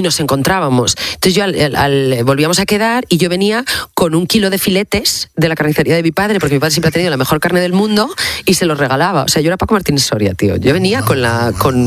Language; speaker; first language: Spanish; native; Spanish